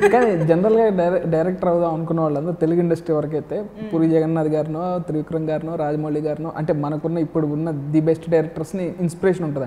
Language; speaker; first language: Telugu; native; Telugu